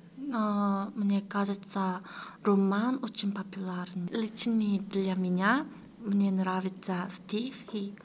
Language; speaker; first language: Russian; non-native, learner; Korean